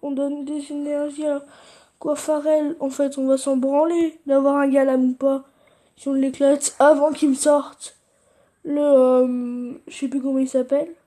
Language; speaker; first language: French; native; French